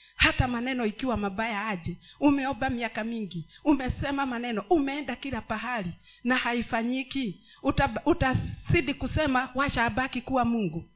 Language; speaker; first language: Swahili; non-native, local second language; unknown